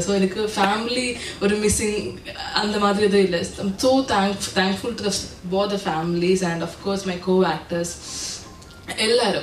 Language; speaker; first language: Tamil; non-native, learner; Malayalam